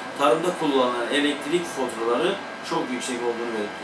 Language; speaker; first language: Turkish; native; Turkish